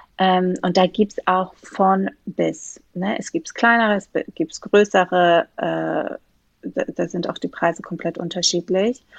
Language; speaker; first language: German; non-native, fluent; Greek